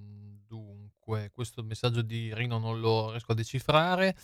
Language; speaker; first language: Italian; native; Italian